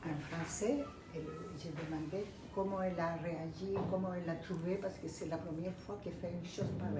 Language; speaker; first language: French; non-native, fluent; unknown